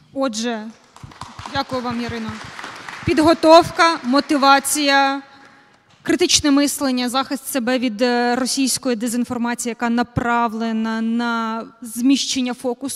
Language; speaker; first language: Ukrainian; native; Ukrainian